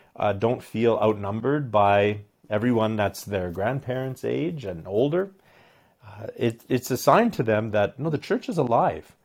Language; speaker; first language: English; native; English